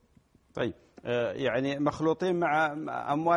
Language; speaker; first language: Arabic; native; Arabic